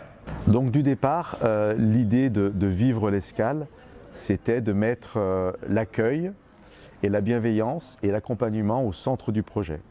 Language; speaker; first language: French; native; French